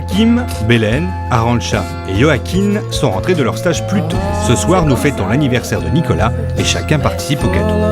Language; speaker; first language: French; native; French